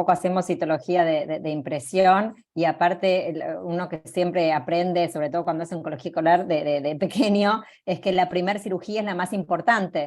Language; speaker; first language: Spanish; native; Spanish